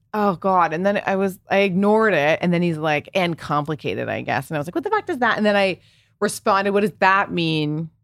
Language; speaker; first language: English; early bilingual, other home language; Italian